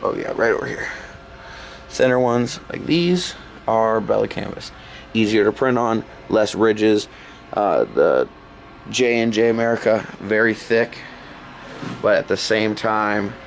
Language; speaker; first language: English; native; English